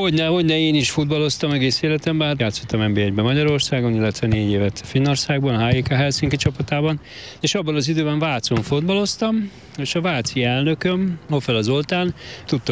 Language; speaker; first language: Hungarian; native; Hungarian